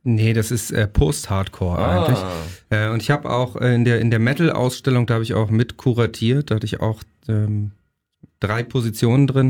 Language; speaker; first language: German; native; German